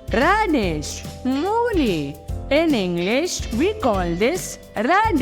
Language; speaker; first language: English; non-native, local second language; Hindi